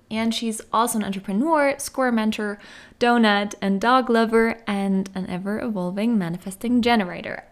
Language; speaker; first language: English; non-native, fluent; German